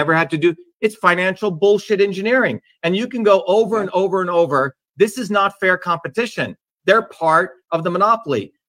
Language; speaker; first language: English; non-native, local second language; Tamil